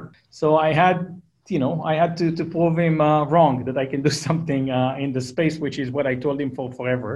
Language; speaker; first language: English; non-native, fluent; Hebrew